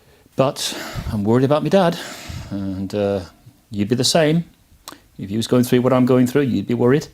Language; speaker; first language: English; native; English